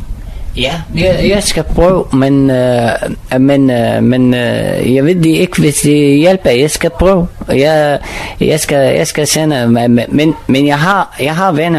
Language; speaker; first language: Danish; non-native, learner; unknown